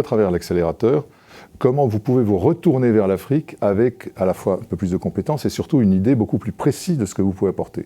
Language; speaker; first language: French; native; French